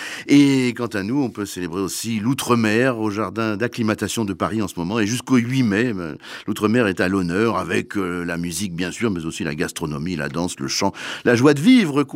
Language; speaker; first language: French; native; French